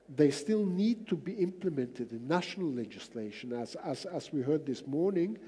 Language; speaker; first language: English; non-native, fluent; Danish